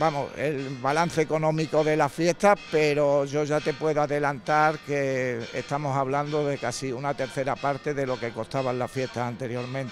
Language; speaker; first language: Spanish; native; Spanish